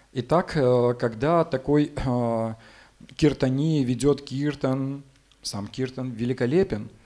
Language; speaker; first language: Russian; native; Russian